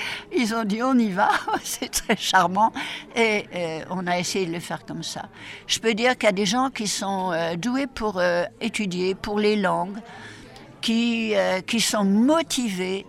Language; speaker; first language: French; native; French